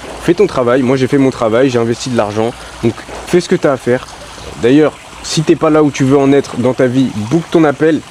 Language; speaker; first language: French; native; French